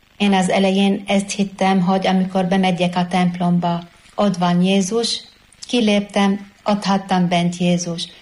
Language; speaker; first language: Hungarian; non-native, fluent; Arabic